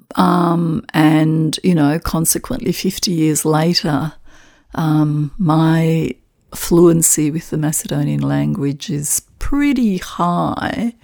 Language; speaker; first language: English; non-native, fluent; Macedonian